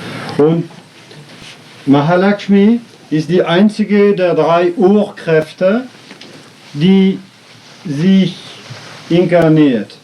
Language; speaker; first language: German; non-native, fluent; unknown